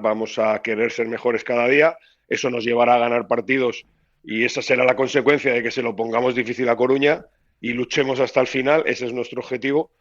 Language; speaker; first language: Spanish; native; Spanish